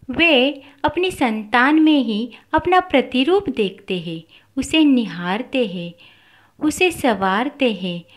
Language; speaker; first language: Hindi; non-native, local second language; Marathi